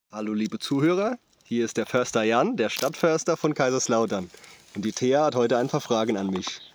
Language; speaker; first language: German; native; German